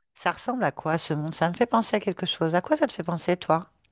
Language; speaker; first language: French; native; French